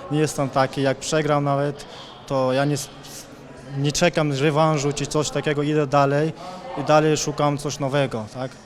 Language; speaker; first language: Polish; non-native, fluent; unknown